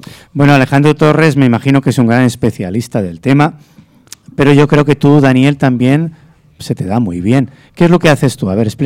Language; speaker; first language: Spanish; native; Spanish